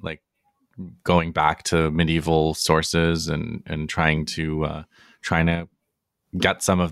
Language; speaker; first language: English; native; English